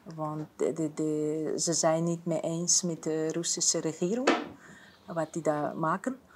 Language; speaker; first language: Dutch; non-native, learner; Kazakh